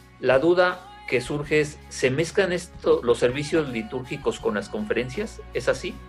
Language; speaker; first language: Spanish; native; Spanish